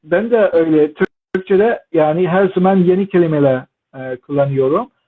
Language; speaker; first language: Turkish; non-native, learner; English